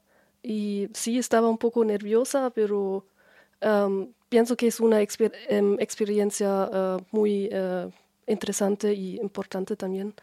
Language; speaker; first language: Spanish; non-native, fluent; German